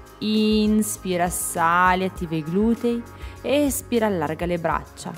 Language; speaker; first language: Italian; native; Italian